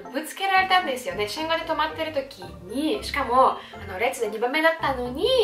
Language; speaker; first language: Japanese; non-native, fluent; Russian